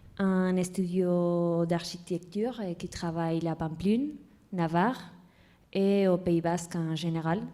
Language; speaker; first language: French; non-native, fluent; Spanish